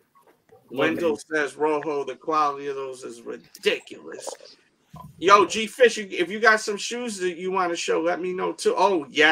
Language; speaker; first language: English; native; English